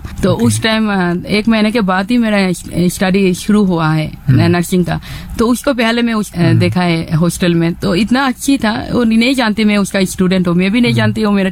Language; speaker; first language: Hindi; non-native, fluent; Bangla